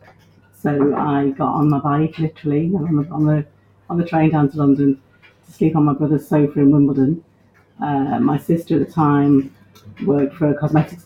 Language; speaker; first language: English; native; English